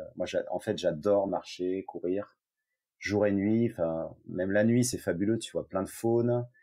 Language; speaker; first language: French; native; French